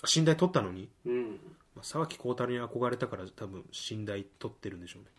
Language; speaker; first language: Japanese; native; Japanese